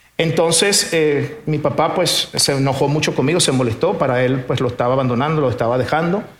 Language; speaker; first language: Spanish; early bilingual, other home language; Portuguese